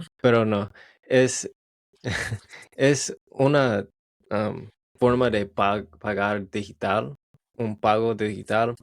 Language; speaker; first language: Spanish; non-native, learner; English